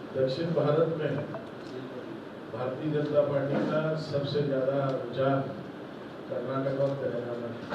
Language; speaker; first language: Hindi; non-native, local second language; Marathi